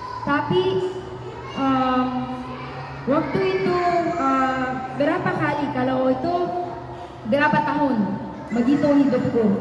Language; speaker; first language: Indonesian; non-native, learner; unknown